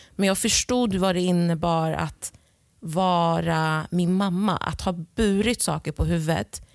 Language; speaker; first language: Swedish; early bilingual, other home language; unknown